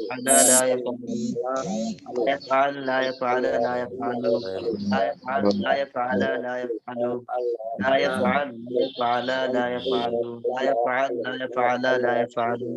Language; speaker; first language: Arabic; non-native, learner; Bangla